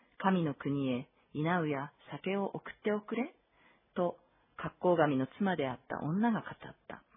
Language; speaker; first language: Japanese; native; Japanese